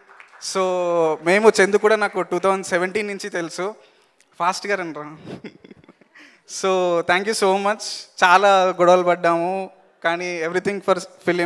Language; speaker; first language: Telugu; native; Telugu